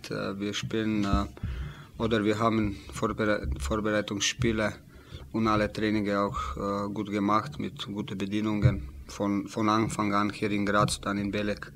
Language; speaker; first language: German; non-native, learner; Slovenian